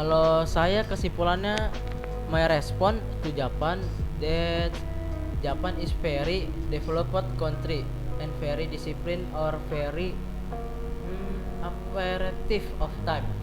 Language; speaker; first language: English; non-native, learner; Indonesian